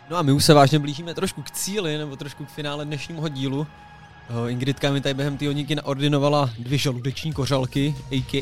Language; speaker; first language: Czech; native; Czech